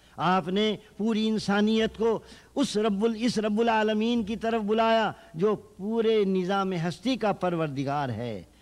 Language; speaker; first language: Urdu; native; Urdu